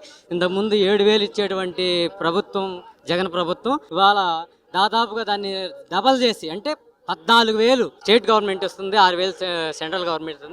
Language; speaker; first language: Telugu; native; Telugu